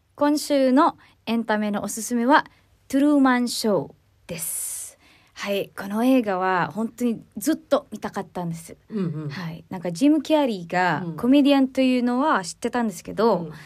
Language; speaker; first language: Japanese; non-native, learner; Filipino